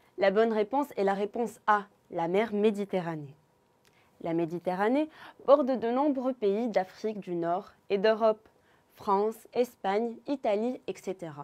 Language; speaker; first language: French; non-native, local second language; Arabic